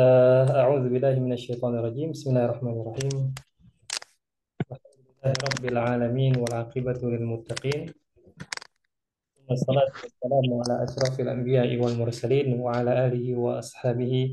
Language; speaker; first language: Arabic; non-native, fluent; Indonesian